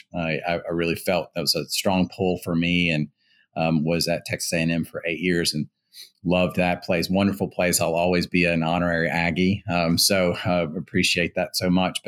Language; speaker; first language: English; native; English